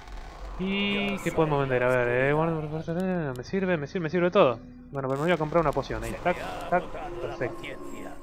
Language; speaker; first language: Spanish; native; Spanish